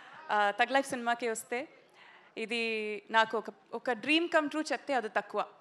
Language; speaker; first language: Telugu; non-native, learner; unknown